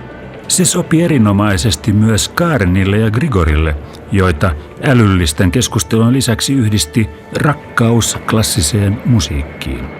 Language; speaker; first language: Finnish; native; Finnish